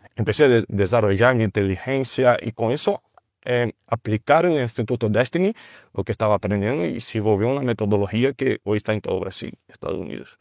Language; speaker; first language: Spanish; non-native, fluent; Portuguese